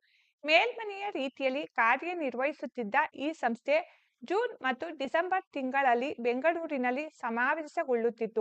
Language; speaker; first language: Kannada; native; Kannada